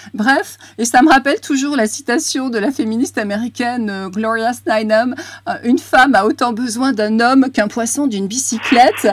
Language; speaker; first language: French; native; French